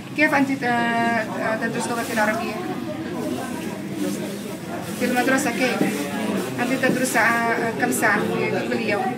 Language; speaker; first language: Arabic; non-native, learner; Indonesian